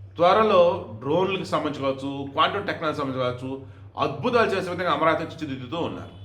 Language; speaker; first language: Telugu; native; Telugu